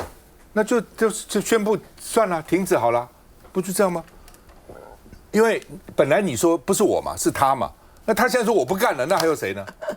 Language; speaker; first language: Chinese; native; Chinese